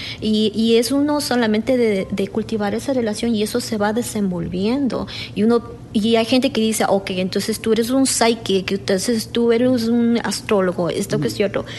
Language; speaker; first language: Spanish; native; Spanish